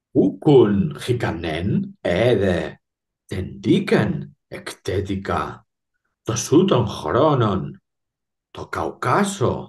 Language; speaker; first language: Greek; non-native, fluent; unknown